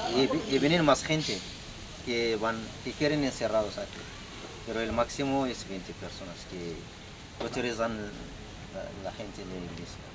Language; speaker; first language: Spanish; non-native, learner; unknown